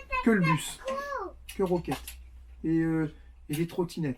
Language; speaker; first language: French; native; French